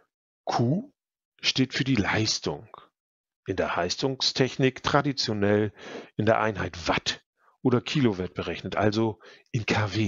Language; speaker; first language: German; native; German